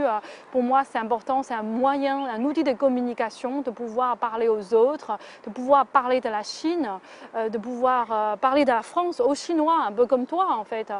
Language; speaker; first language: French; non-native, fluent; Chinese